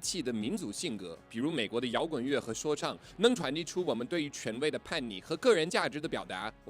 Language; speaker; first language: Chinese; non-native, fluent; English